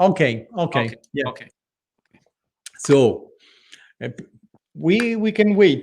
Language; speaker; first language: English; non-native, learner; Italian